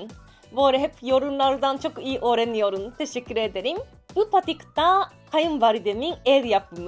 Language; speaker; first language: Turkish; non-native, learner; Japanese